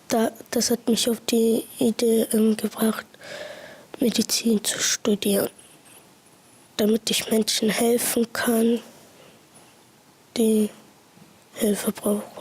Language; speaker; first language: German; early bilingual, other home language; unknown